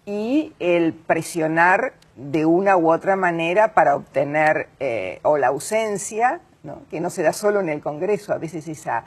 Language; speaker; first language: Spanish; native; Spanish